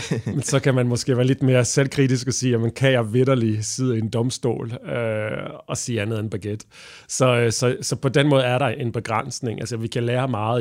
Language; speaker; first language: Danish; non-native, fluent; French